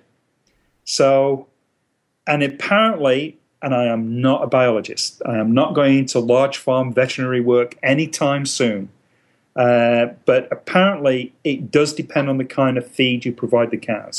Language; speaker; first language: English; native; English